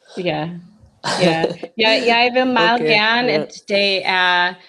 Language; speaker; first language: Danish; non-native, learner; English